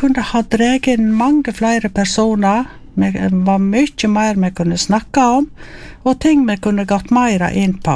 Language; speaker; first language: Norwegian; native; Norwegian